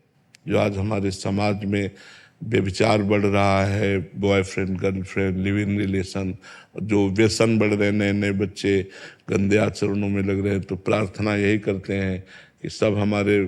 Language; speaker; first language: Hindi; native; Hindi